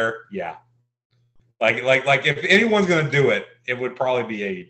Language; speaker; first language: English; native; English